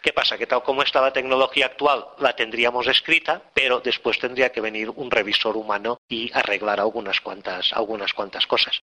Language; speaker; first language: Spanish; non-native, local second language; Catalan